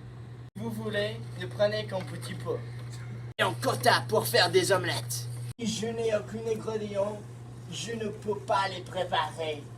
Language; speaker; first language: French; non-native, learner; English